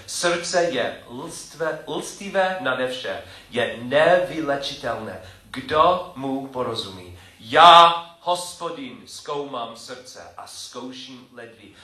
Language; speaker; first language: Czech; non-native, learner; English